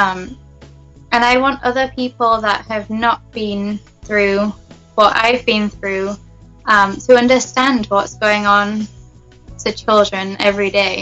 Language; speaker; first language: English; native; English